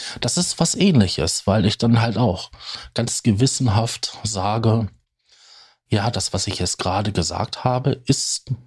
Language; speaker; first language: German; native; German